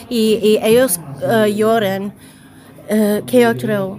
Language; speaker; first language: Spanish; non-native, learner; English